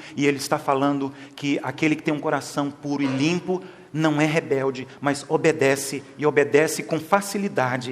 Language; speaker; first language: Portuguese; native; Portuguese